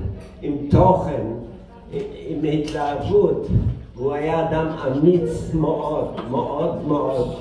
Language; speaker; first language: Hebrew; non-native, fluent; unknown